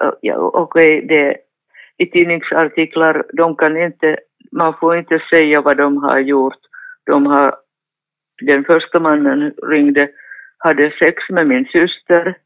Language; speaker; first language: Swedish; non-native, fluent; Finnish